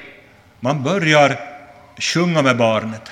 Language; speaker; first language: Swedish; non-native, local second language; Finnish